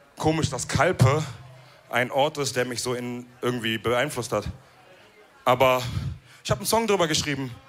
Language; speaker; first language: German; early bilingual, other home language; Wolof